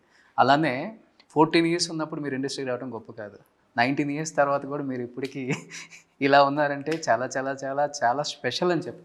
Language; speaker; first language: Telugu; native; Telugu